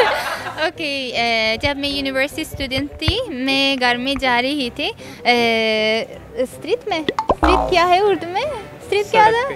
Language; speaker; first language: Hindi; non-native, learner; Azerbaijani